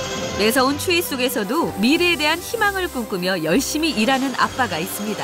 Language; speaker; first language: Korean; native; Korean